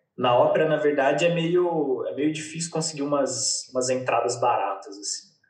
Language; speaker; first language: Portuguese; native; Portuguese